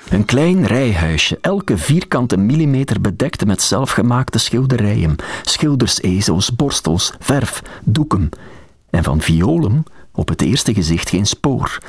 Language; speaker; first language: Dutch; native; Dutch